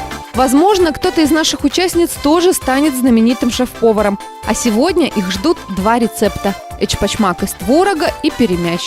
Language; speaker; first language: Russian; native; Russian